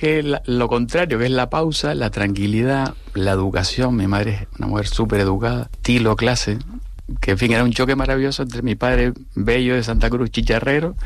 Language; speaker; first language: Spanish; native; Spanish